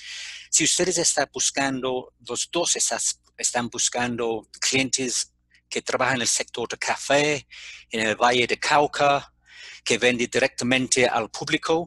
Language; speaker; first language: Spanish; non-native, fluent; English